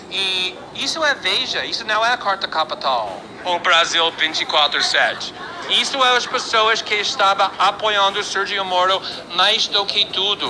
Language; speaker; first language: Portuguese; non-native, fluent; English